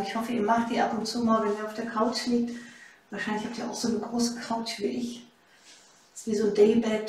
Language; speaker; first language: German; native; German